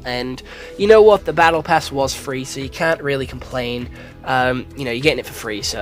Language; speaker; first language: English; native; English